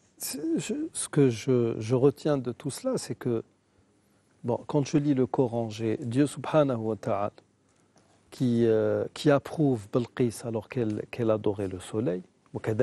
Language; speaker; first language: French; non-native, local second language; Arabic